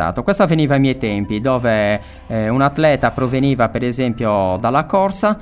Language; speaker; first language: Italian; native; Italian